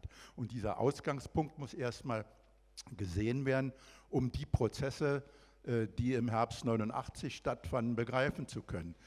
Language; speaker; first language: German; native; German